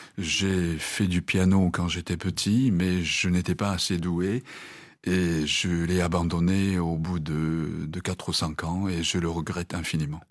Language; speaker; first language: French; non-native, fluent; Japanese